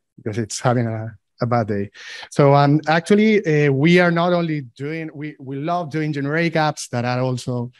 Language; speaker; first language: English; non-native, fluent; Spanish